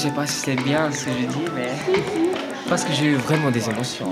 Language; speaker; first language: French; non-native, fluent; Romanian